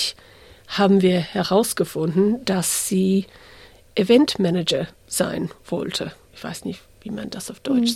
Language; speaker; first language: German; early bilingual, heritage; English